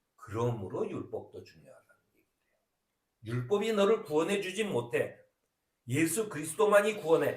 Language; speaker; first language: Korean; native; Korean